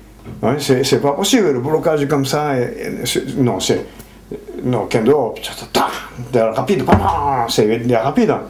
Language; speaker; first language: French; non-native, fluent; Japanese